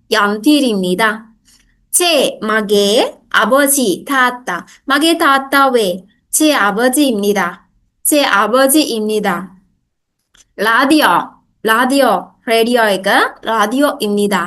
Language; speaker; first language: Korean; non-native, fluent; Sinhala